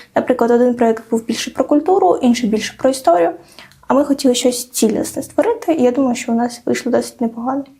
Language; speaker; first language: Ukrainian; non-native, local second language; Crimean Tatar